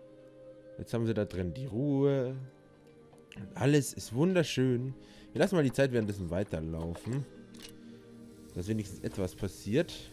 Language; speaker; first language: German; native; German